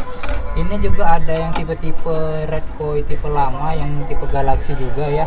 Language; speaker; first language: Indonesian; native; Indonesian